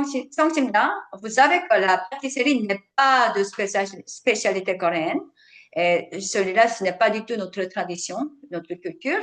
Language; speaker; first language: French; non-native, fluent; Korean